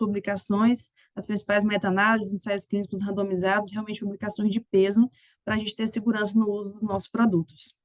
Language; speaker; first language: Portuguese; native; Portuguese